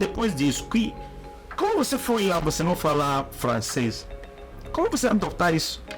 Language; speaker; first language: Portuguese; non-native, learner; Igbo